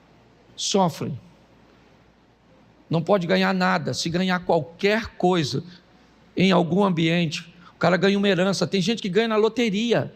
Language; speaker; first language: Portuguese; native; Portuguese